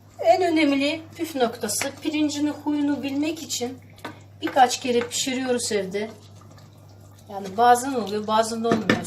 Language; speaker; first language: Turkish; non-native, fluent; Russian